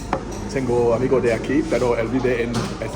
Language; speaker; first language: Spanish; non-native, learner; English